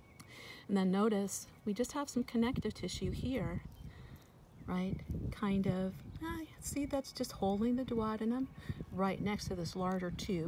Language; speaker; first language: English; native; English